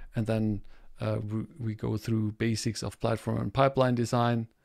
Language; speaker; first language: English; non-native, fluent; German